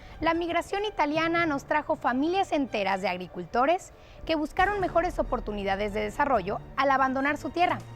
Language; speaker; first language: Spanish; native; Spanish